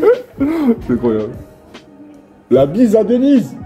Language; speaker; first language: French; native; French